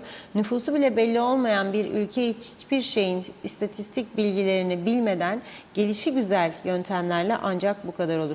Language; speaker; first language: Turkish; native; Turkish